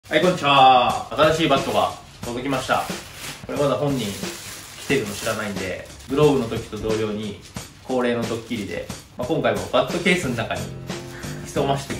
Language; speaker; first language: Japanese; native; Japanese